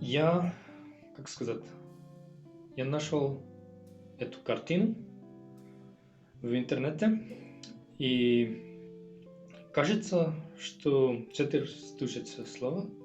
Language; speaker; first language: Russian; non-native, learner; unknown